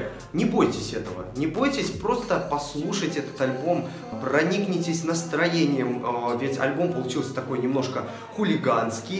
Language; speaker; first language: Russian; native; Russian